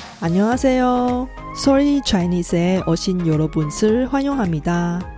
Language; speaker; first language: Korean; non-native, local second language; Chinese